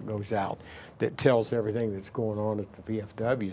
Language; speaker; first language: English; native; English